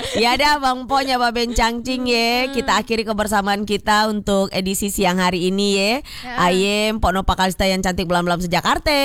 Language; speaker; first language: Indonesian; non-native, local second language; Minangkabau